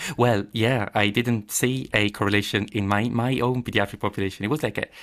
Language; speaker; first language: English; non-native, fluent; Italian